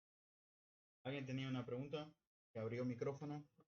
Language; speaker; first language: Spanish; native; Spanish